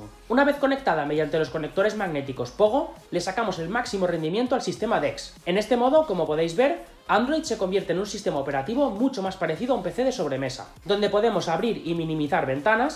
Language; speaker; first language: Spanish; native; Spanish